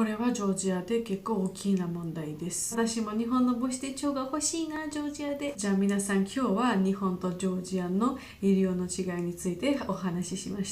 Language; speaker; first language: Japanese; non-native, learner; Georgian